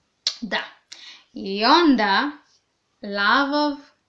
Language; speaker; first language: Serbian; non-native, learner; English